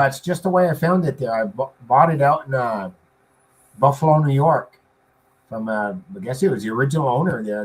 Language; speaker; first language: English; native; English